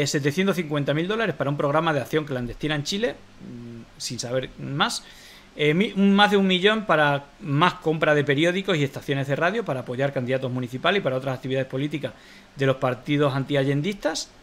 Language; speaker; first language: Spanish; native; Spanish